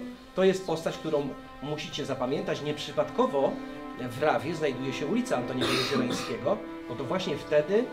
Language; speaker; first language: Polish; native; Polish